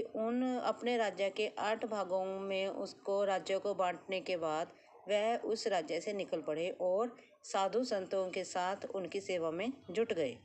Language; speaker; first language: Hindi; native; Hindi